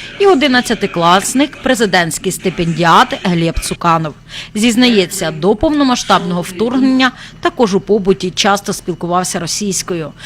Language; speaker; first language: Ukrainian; native; Ukrainian